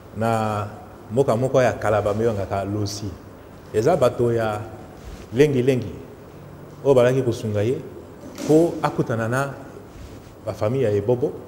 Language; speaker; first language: Lingala; native; Lingala